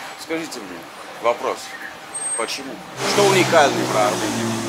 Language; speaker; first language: Russian; non-native, learner; English